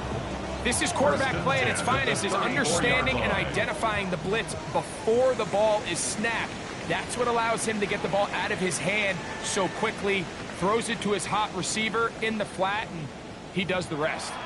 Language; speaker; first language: English; native; English